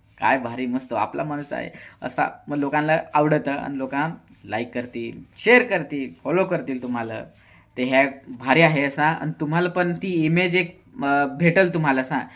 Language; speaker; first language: Marathi; non-native, local second language; Kukna